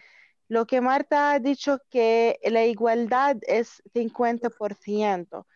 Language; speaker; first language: Spanish; non-native, learner; Arabic